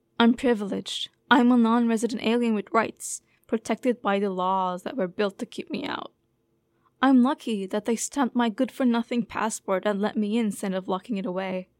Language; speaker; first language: English; non-native, fluent; Turkish